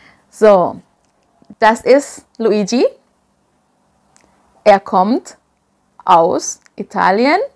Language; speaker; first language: German; non-native, fluent; Indonesian